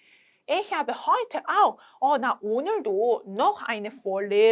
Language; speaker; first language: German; non-native, fluent; Korean